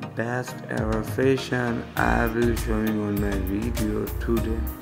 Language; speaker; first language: English; non-native, learner; Urdu